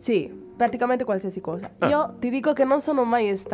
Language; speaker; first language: Italian; non-native, fluent; Spanish